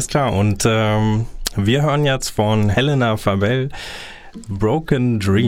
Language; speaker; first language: German; native; German